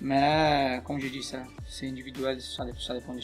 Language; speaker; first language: French; non-native, fluent; Portuguese